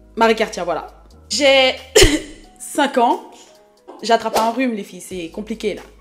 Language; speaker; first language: French; early bilingual, other home language; Haitian Creole